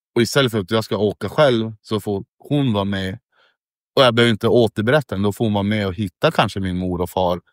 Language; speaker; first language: Swedish; early bilingual, other home language; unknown